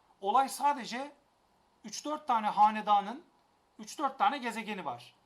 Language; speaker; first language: Turkish; native; Turkish